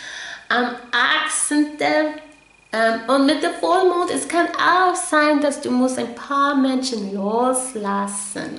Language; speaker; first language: German; non-native, fluent; English